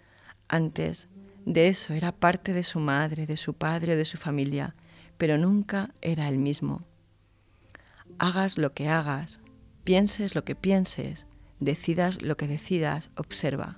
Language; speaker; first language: Spanish; native; Spanish